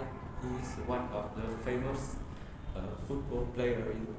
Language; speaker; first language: English; non-native, learner; Vietnamese